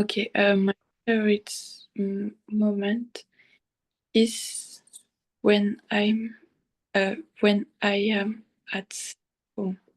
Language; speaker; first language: English; non-native, learner; French